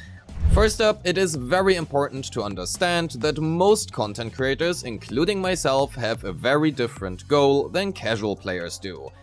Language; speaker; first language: English; non-native, fluent; German